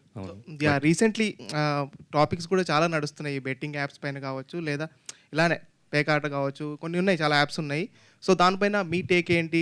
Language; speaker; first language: Telugu; native; Telugu